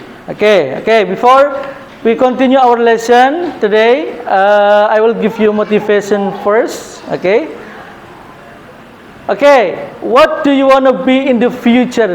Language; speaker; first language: English; non-native, learner; Indonesian